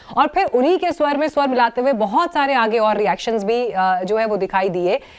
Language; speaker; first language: Hindi; native; Hindi